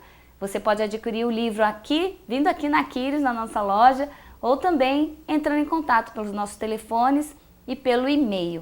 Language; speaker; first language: Portuguese; native; Portuguese